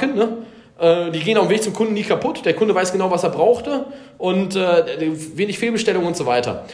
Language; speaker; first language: German; native; German